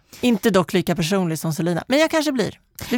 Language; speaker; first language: Swedish; native; Swedish